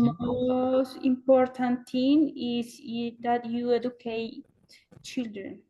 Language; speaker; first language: English; non-native, learner; Spanish